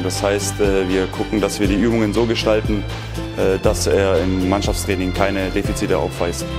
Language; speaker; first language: German; native; German